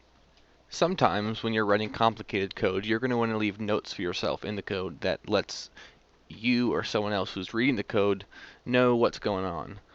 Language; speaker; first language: English; native; English